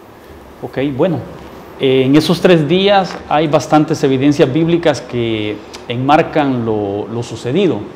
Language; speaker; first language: Spanish; native; Spanish